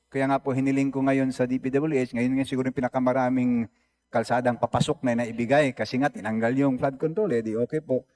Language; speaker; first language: Filipino; non-native, local second language; Cebuano